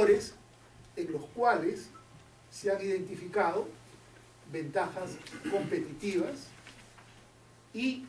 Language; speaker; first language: Spanish; native; Spanish